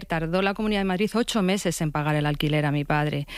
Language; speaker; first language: Spanish; native; Spanish